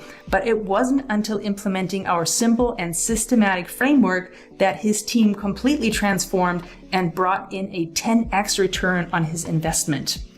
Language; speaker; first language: English; native; English